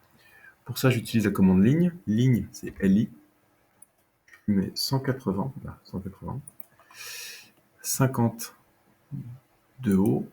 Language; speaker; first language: French; native; French